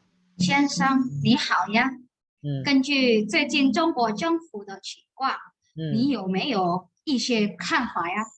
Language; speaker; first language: Chinese; non-native, learner; Indonesian